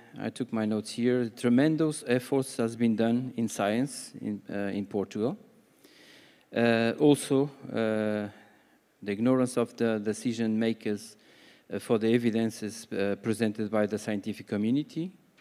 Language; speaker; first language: English; non-native, fluent; Portuguese